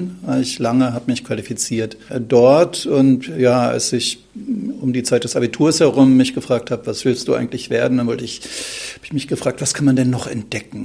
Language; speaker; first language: German; native; German